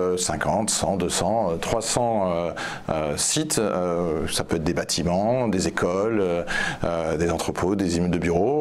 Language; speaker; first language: French; native; French